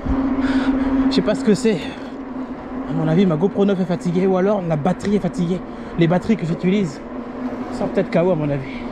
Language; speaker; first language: French; native; French